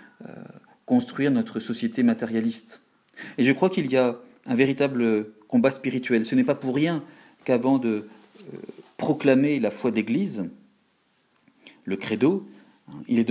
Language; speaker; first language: French; native; French